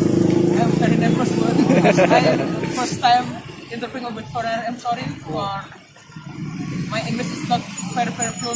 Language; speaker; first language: English; non-native, learner; Indonesian